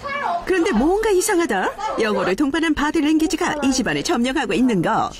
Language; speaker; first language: Korean; native; Korean